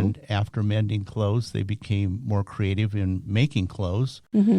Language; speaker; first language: English; native; English